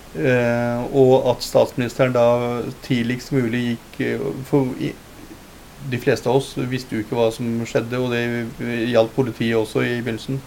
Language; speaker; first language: Norwegian; early bilingual, other home language; Punjabi